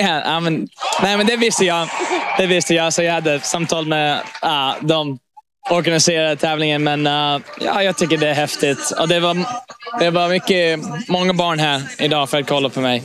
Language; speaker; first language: Swedish; early bilingual, heritage; English